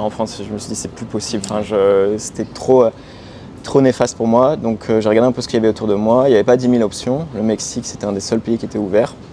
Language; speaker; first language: French; native; French